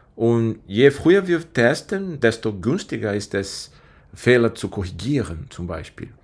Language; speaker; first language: German; non-native, fluent; Portuguese